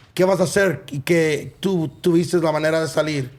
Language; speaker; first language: Spanish; early bilingual, other home language; English